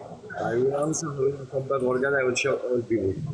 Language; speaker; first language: English; non-native, learner; Arabic